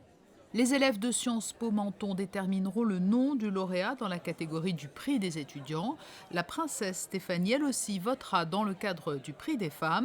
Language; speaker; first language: French; native; French